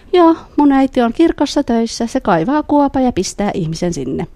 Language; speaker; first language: Finnish; early bilingual, other home language; Khmer